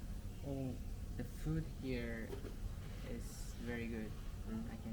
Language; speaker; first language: English; non-native, fluent; Uzbek